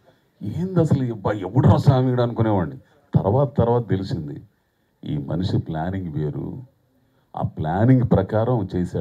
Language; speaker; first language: Telugu; native; Telugu